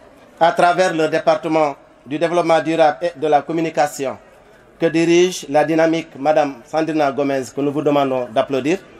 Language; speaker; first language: French; non-native, local second language; Wolof